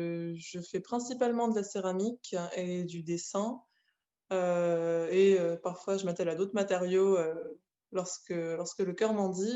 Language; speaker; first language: French; native; French